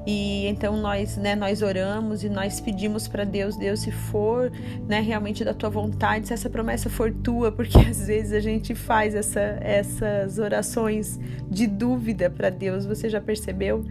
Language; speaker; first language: Portuguese; native; Portuguese